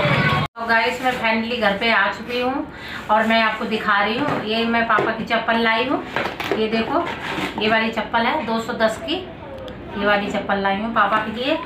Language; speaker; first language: Hindi; native; Hindi